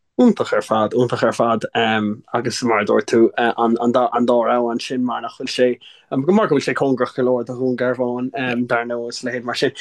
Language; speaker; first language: Irish; non-native, local second language; English